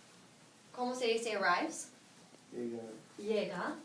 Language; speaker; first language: Spanish; non-native, fluent; English